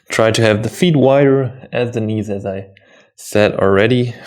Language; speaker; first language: English; non-native, fluent; German